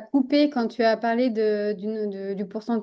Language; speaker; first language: French; native; French